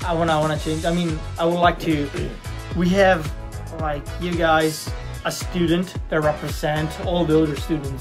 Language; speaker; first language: English; non-native, fluent; Italian